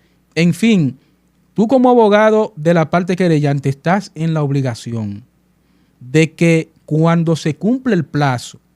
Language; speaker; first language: Spanish; native; Spanish